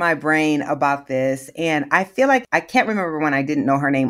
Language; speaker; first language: English; native; English